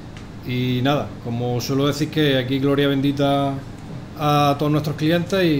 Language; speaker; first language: Spanish; native; Spanish